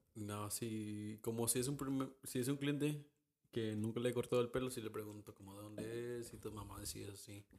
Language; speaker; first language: Spanish; early bilingual, heritage; Spanish